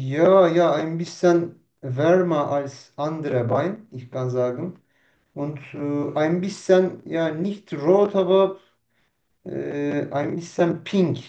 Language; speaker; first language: German; non-native, learner; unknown